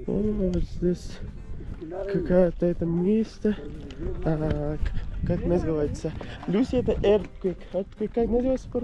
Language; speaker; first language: Russian; non-native, learner; Persian